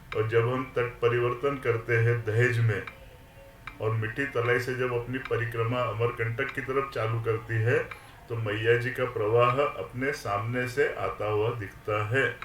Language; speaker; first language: Hindi; non-native, local second language; Marathi